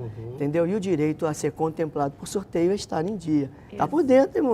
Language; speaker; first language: Portuguese; native; Portuguese